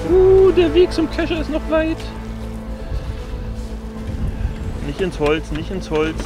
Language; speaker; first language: German; native; German